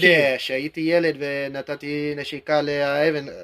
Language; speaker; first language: Hebrew; non-native, learner; English